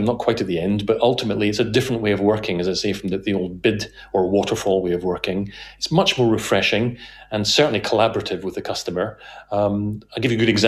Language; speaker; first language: English; native; English